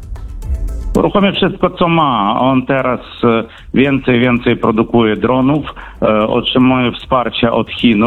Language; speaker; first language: Polish; non-native, fluent; Ukrainian